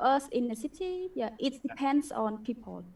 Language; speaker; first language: English; non-native, learner; Khmer